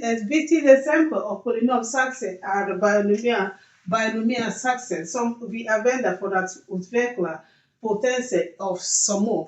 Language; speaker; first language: Swedish; non-native, learner; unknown